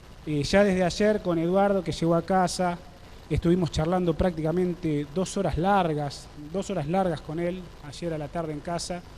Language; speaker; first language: Spanish; native; Spanish